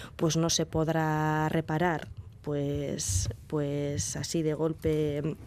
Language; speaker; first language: Spanish; non-native, local second language; Basque